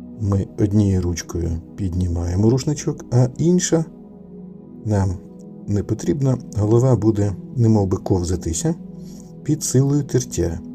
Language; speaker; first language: Ukrainian; native; Ukrainian